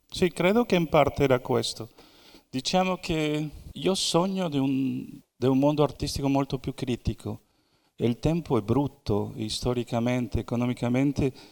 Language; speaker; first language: Italian; non-native, fluent; Spanish